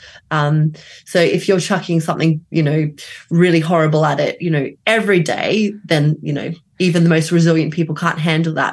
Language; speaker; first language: English; native; English